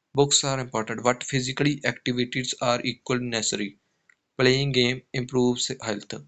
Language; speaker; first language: English; non-native, local second language; Punjabi